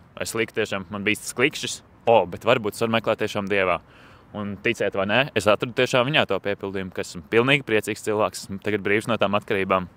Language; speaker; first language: Latvian; native; Latvian